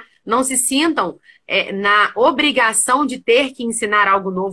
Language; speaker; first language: Portuguese; native; Portuguese